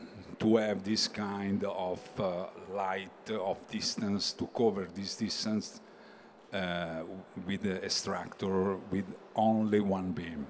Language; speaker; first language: English; non-native, learner; Italian